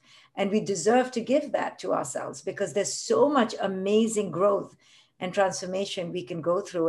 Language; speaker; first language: English; non-native, local second language; Hindi